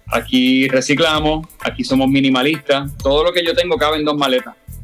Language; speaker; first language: Spanish; native; Spanish